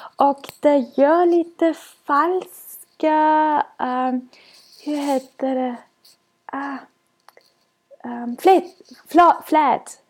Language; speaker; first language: Swedish; non-native, fluent; German